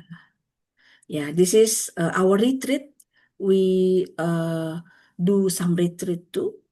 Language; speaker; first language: English; non-native, learner; Indonesian